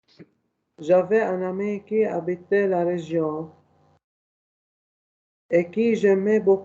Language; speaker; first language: French; non-native, learner; Arabic